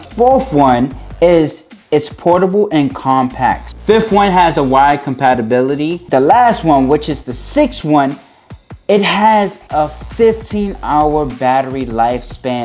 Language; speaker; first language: English; native; English